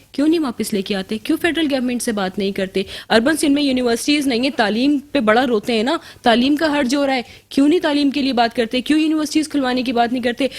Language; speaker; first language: Urdu; native; Urdu